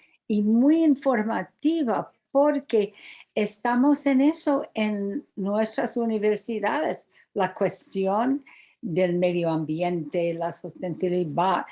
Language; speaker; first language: Spanish; non-native, fluent; English